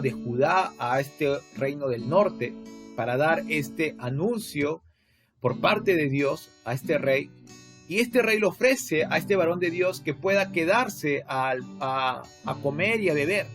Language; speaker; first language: Spanish; native; Spanish